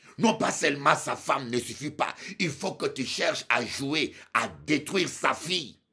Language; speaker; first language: French; non-native, local second language; Lingala